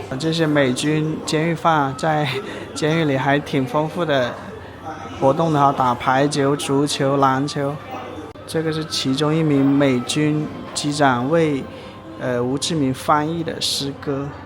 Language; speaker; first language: Chinese; native; Chinese